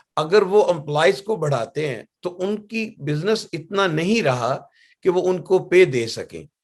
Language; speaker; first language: Urdu; native; Urdu